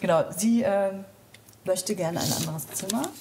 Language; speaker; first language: German; native; German